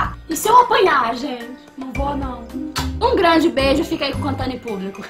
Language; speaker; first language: Portuguese; native; Portuguese